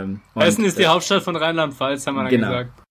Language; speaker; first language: German; native; German